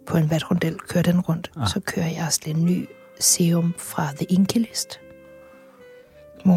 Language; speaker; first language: Danish; native; Danish